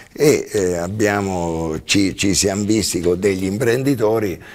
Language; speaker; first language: Italian; native; Italian